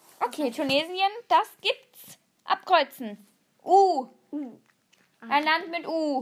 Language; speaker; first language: German; native; German